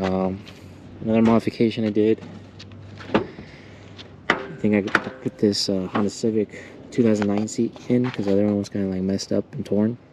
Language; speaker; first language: English; native; English